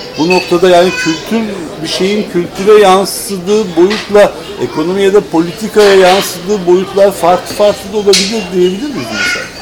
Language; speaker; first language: Turkish; native; Turkish